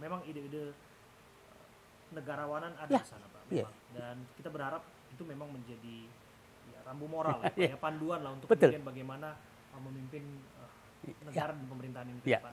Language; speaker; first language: Indonesian; native; Indonesian